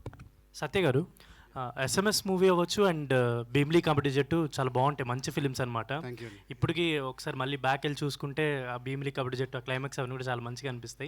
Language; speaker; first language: Telugu; native; Telugu